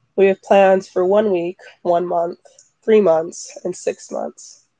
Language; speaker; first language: English; native; English